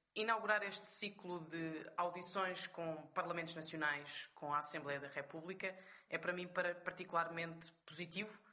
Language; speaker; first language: Portuguese; native; Portuguese